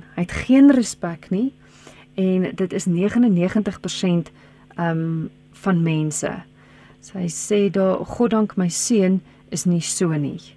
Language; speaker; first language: Afrikaans; native; Afrikaans